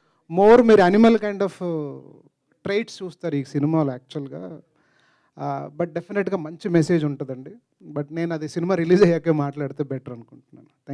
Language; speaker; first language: Telugu; native; Telugu